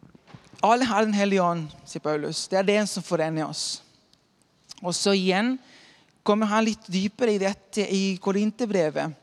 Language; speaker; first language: Norwegian; non-native, fluent; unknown